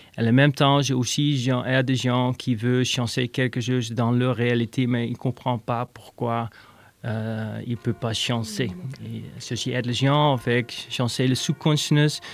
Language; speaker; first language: French; non-native, learner; Dutch